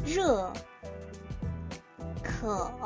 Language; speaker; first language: Chinese; non-native, fluent; Korean